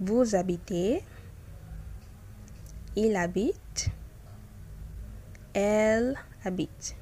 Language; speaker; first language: French; non-native, fluent; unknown